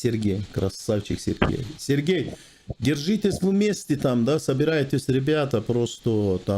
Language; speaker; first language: Russian; non-native, fluent; Armenian